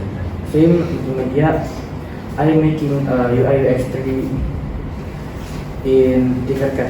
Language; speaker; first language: English; non-native, learner; Indonesian